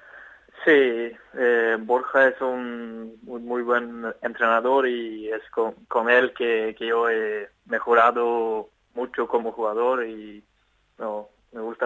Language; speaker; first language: Spanish; non-native, fluent; Swedish